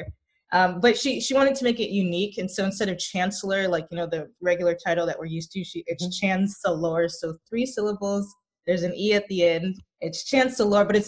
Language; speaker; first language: English; native; English